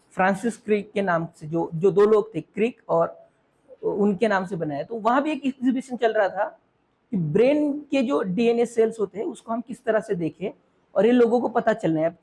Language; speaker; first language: Hindi; non-native, local second language; Marathi